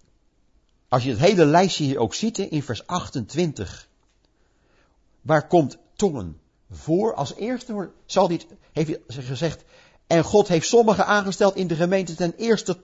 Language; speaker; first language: Dutch; native; Dutch